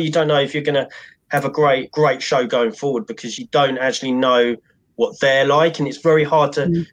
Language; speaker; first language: English; native; English